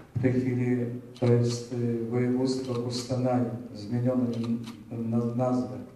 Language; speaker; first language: Polish; early bilingual, heritage; Polish